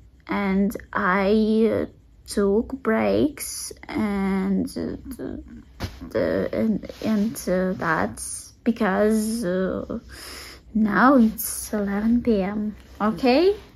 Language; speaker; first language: English; non-native, learner; Russian